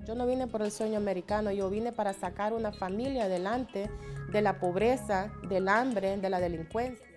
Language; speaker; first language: Spanish; native; Spanish